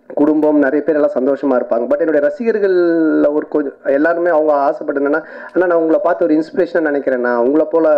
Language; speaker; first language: Tamil; native; Tamil